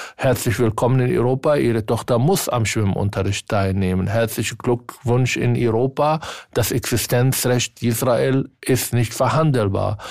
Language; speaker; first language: German; non-native, fluent; Arabic